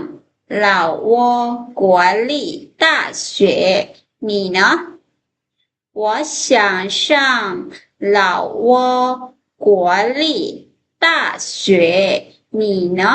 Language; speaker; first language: Chinese; non-native, fluent; Lao